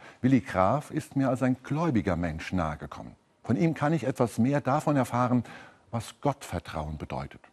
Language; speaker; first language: German; native; German